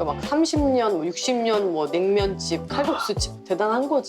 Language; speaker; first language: Korean; native; Korean